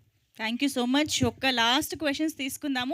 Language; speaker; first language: Telugu; native; Telugu